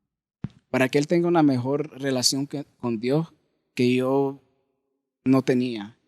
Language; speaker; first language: Spanish; early bilingual, heritage; Spanish